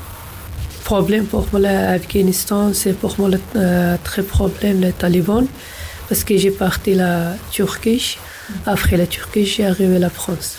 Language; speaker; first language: French; non-native, learner; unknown